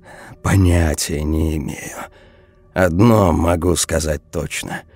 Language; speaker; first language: Russian; native; Russian